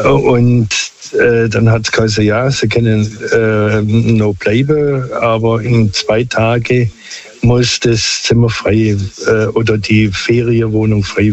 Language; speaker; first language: German; non-native, local second language; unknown